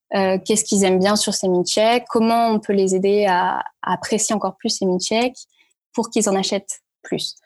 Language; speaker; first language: French; native; French